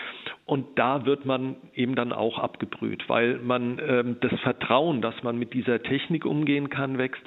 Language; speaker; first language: German; native; German